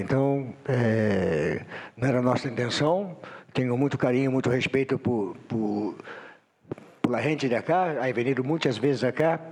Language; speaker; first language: Portuguese; non-native, learner; Spanish